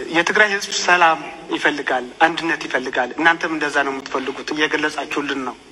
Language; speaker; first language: Amharic; non-native, local second language; Tigrinya